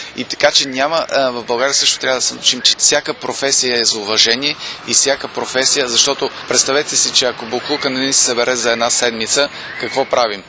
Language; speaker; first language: Bulgarian; non-native, fluent; German